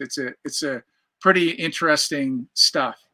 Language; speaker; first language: English; native; English